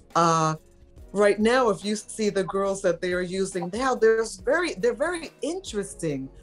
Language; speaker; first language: English; native; English